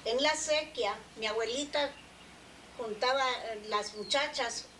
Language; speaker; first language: Spanish; early bilingual, other home language; English